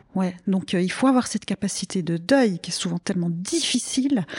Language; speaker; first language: French; native; French